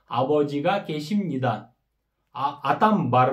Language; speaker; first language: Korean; non-native, fluent; Kyrgyz